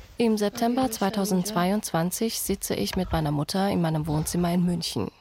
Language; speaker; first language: German; early bilingual, other home language; Persian